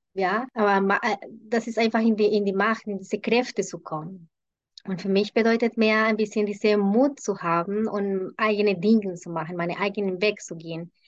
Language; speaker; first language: German; non-native, fluent; Spanish